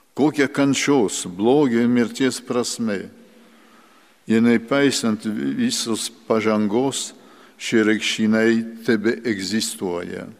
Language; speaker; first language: Lithuanian; early bilingual, heritage; Lithuanian